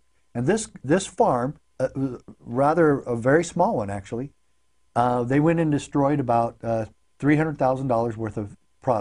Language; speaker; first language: English; native; English